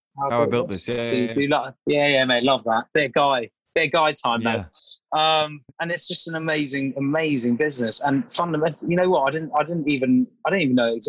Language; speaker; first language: English; native; English